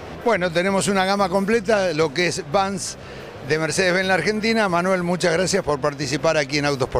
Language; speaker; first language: Spanish; native; Spanish